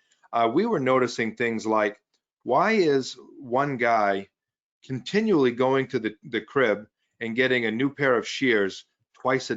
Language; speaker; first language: English; native; English